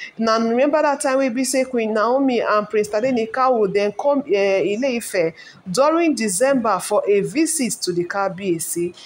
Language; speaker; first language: Nigerian Pidgin; non-native, local second language; Yoruba